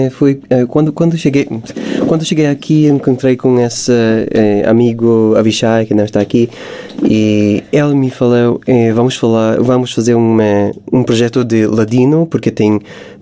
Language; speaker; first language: Portuguese; non-native, fluent; Hebrew